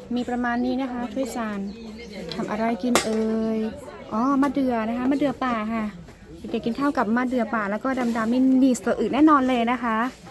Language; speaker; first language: Thai; non-native, local second language; Karen languages